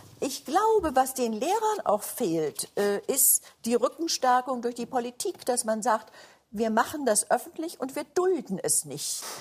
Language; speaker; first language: German; native; German